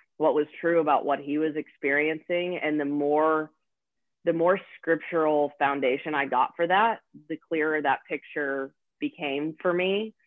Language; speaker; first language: English; native; English